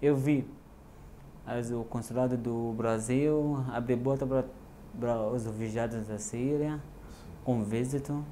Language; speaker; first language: Portuguese; non-native, learner; Arabic